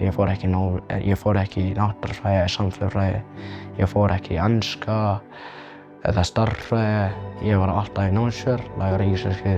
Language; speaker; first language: Icelandic; non-native, learner; Arabic